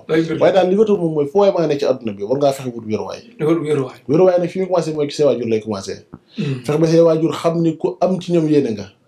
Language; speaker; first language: Wolof; native; Wolof